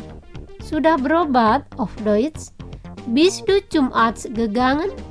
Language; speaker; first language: German; non-native, fluent; Indonesian